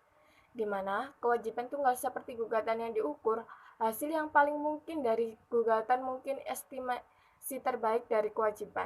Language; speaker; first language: Indonesian; native; Indonesian